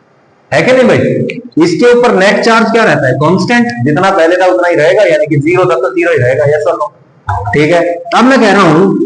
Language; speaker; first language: Hindi; native; Hindi